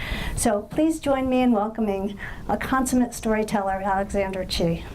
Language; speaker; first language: English; native; English